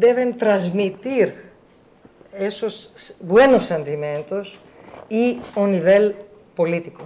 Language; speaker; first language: Spanish; non-native, learner; Greek